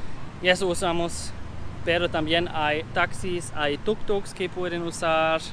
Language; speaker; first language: Spanish; non-native, learner; German